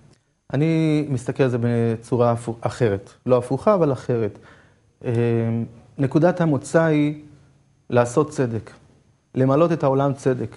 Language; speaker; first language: Hebrew; native; Hebrew